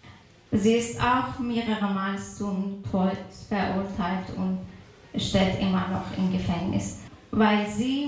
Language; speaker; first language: German; non-native, fluent; Persian